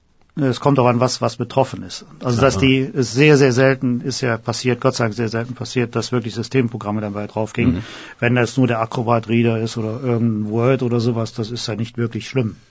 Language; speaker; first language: German; native; German